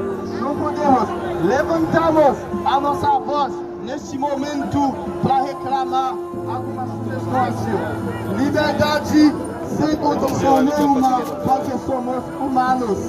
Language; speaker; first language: Portuguese; non-native, fluent; Haitian Creole